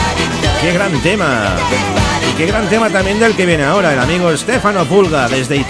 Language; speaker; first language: Spanish; native; Spanish